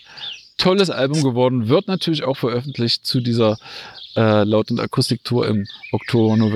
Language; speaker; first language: German; native; German